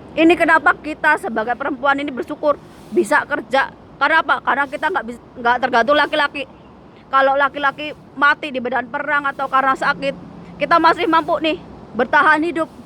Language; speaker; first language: Indonesian; native; Indonesian